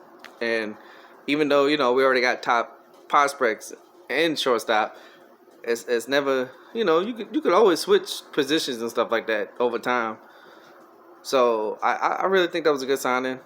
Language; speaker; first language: English; native; English